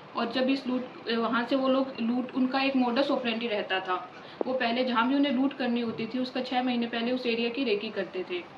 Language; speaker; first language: Hindi; non-native, local second language; Gujarati